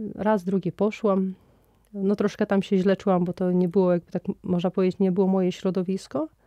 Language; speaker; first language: Polish; native; Polish